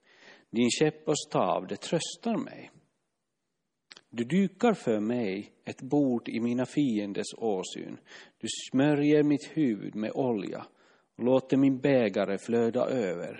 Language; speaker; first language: Swedish; non-native, fluent; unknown